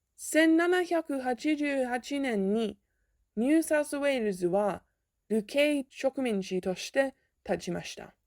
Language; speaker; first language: Japanese; non-native, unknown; English